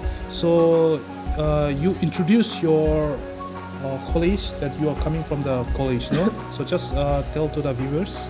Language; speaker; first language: English; non-native, learner; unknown